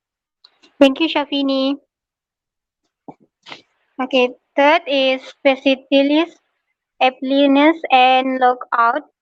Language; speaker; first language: English; non-native, local second language; Malay